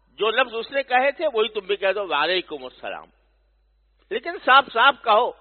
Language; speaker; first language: Urdu; native; Urdu